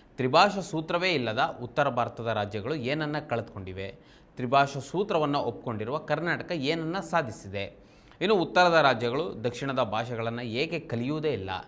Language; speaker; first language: Kannada; native; Kannada